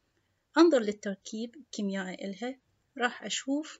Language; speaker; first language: Arabic; native; Arabic